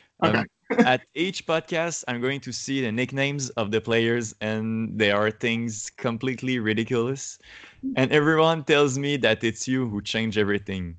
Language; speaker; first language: English; non-native, learner; French